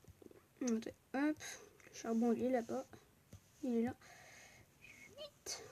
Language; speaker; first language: French; native; French